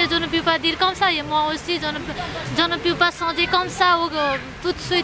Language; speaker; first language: French; non-native, learner; Nepali